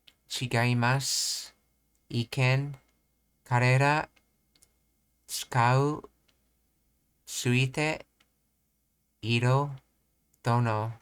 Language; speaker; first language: Japanese; non-native, learner; English